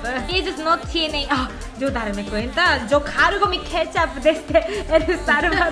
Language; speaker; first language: Spanish; non-native, learner; Japanese